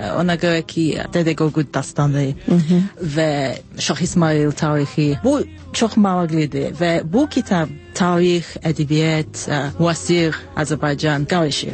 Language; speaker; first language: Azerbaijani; non-native, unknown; English